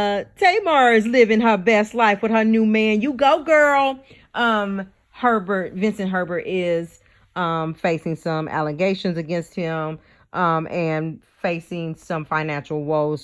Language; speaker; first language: English; native; English